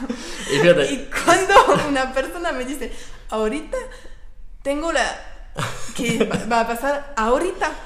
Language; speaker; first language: Spanish; non-native, fluent; French